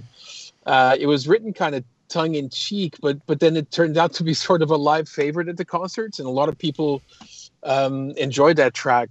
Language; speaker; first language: English; early bilingual, other home language; Portuguese